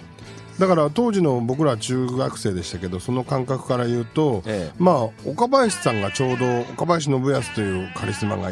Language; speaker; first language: Japanese; native; Japanese